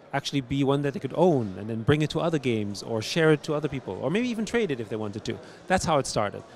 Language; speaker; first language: English; early bilingual, other home language; German